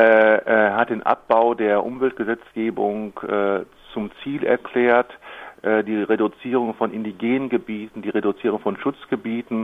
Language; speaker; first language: German; native; German